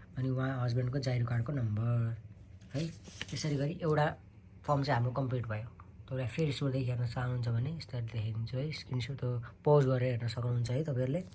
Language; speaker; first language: Nepali; native; Nepali